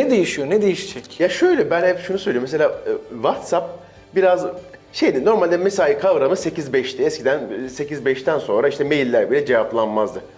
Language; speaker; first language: Turkish; native; Turkish